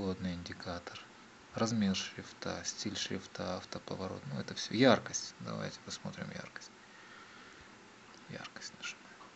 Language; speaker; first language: Russian; native; Russian